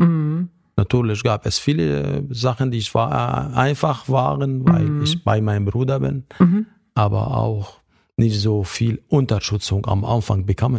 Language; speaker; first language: German; non-native, fluent; Arabic